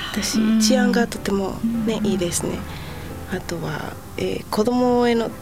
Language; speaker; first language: Japanese; non-native, fluent; Spanish